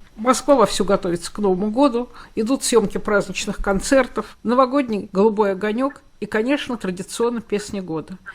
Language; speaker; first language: Russian; native; Russian